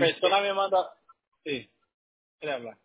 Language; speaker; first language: Spanish; non-native, learner; Portuguese